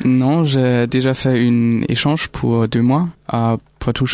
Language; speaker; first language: French; non-native, learner; German